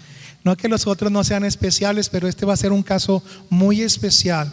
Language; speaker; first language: Spanish; native; Spanish